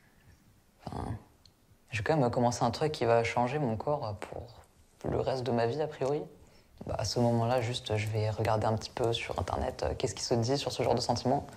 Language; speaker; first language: French; native; French